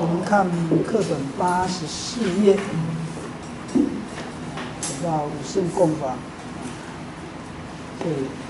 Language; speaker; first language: Chinese; native; Chinese